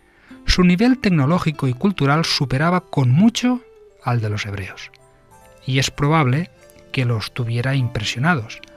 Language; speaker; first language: Spanish; native; Spanish